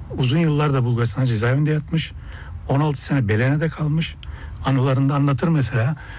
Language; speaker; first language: Turkish; native; Turkish